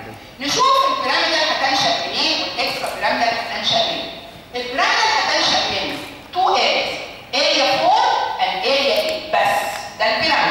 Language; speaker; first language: Arabic; native; Arabic